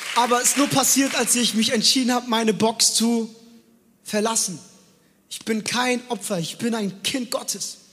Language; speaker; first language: German; native; German